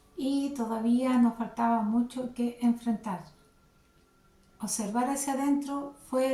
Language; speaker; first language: Spanish; native; Spanish